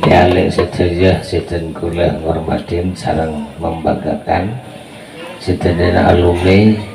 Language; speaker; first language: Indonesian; non-native, local second language; Madurese